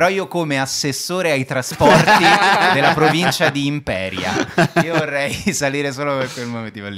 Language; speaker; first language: Italian; native; Italian